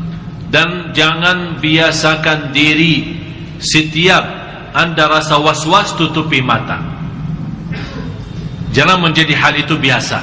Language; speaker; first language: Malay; non-native, fluent; Arabic